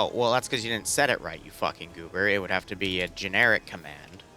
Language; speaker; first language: English; native; English